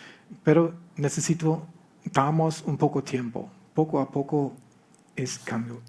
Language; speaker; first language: Spanish; non-native, learner; German